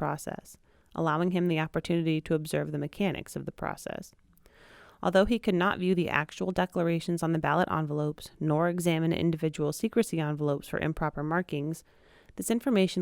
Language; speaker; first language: English; native; English